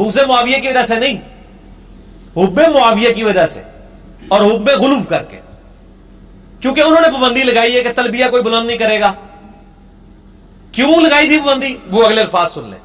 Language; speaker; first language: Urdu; non-native, local second language; Punjabi